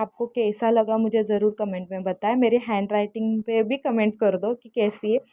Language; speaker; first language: Hindi; non-native, local second language; Marathi